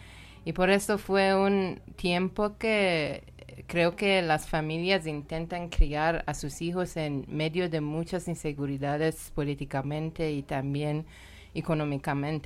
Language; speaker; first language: Spanish; non-native, learner; Persian